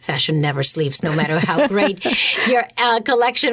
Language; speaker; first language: English; non-native, fluent; Spanish